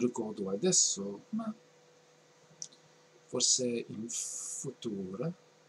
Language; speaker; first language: Italian; non-native, learner; English